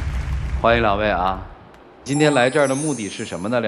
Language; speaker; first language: Chinese; native; Chinese